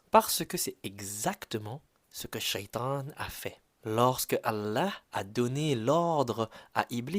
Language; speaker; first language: French; native; French